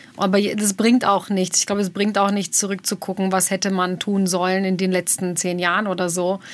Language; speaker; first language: German; early bilingual, other home language; Bosnian